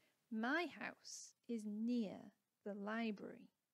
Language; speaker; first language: English; native; English